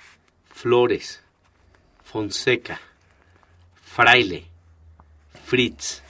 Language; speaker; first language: Spanish; native; Spanish